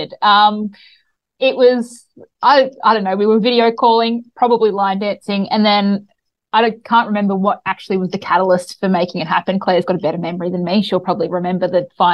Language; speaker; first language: English; native; English